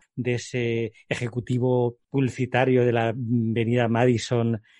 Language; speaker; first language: Spanish; native; Spanish